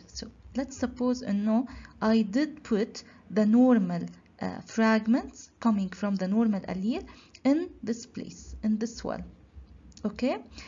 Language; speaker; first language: English; non-native, local second language; Arabic